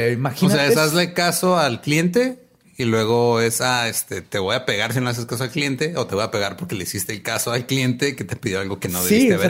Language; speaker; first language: Spanish; native; Spanish